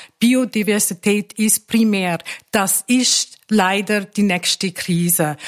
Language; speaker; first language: German; non-native, fluent; English